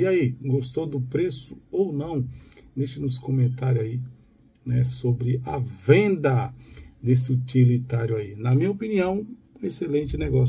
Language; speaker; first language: Portuguese; native; Portuguese